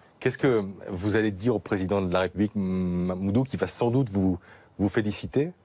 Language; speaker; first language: French; native; French